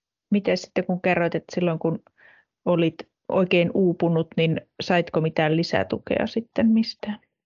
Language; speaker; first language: Finnish; native; Finnish